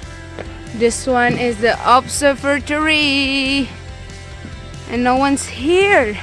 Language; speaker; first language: English; non-native, learner; Indonesian